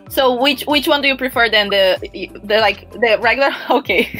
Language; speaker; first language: English; non-native, fluent; Portuguese